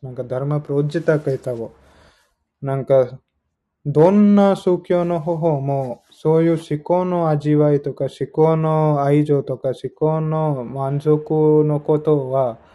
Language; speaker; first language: Japanese; non-native, learner; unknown